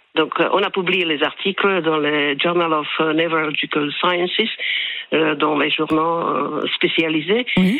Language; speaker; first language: French; non-native, fluent; Slovak